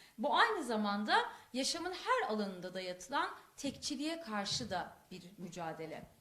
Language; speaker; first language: Turkish; non-native, local second language; Kurdish